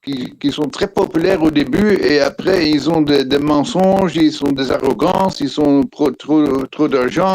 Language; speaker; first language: French; non-native, fluent; Dutch